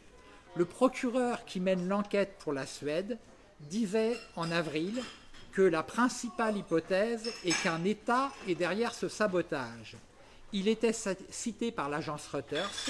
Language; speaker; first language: French; native; French